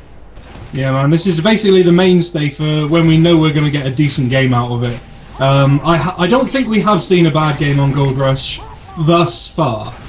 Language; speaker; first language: English; native; English